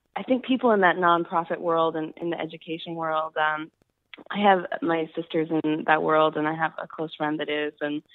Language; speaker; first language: English; native; English